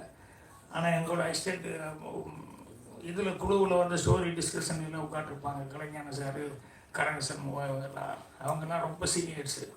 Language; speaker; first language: Tamil; native; Tamil